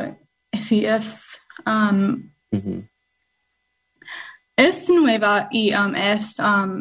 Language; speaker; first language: Spanish; non-native, learner; English